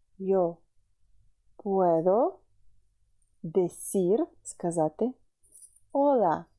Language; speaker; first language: Spanish; non-native, fluent; Ukrainian